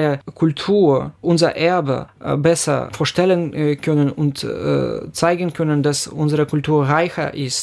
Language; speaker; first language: German; non-native, fluent; Ukrainian